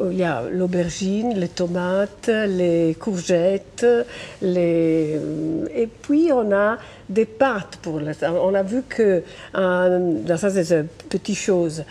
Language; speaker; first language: French; non-native, fluent; Italian